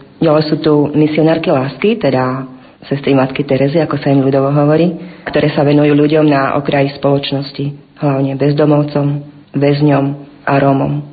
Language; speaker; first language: Slovak; native; Slovak